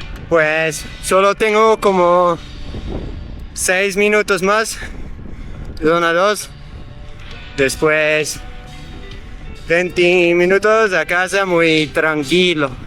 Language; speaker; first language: Spanish; non-native, learner; Dutch